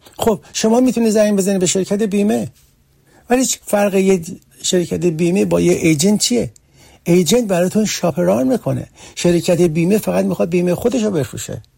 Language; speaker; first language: Persian; early bilingual, heritage; Persian